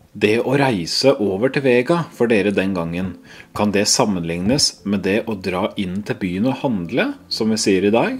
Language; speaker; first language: Norwegian; native; Norwegian